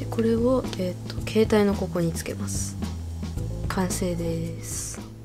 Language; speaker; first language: Japanese; early bilingual, other home language; English